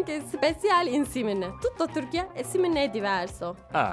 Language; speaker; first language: Italian; non-native, learner; Turkish